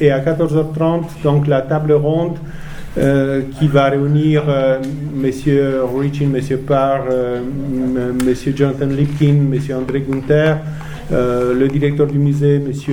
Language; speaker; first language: French; native; French